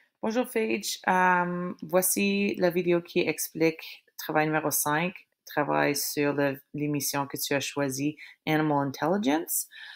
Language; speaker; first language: French; native; French